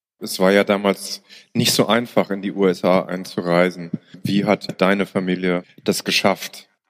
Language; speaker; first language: German; native; German